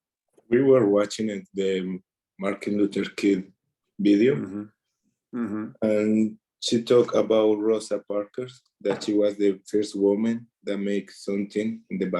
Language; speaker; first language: English; non-native, learner; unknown